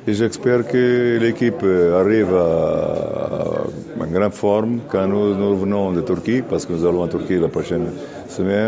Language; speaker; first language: French; non-native, learner; Catalan